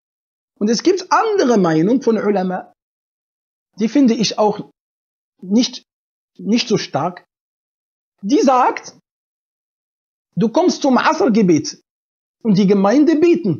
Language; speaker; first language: German; non-native, fluent; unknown